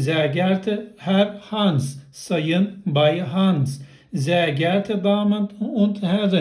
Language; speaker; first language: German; non-native, fluent; Turkish